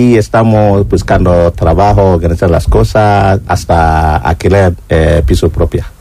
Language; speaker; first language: Spanish; non-native, learner; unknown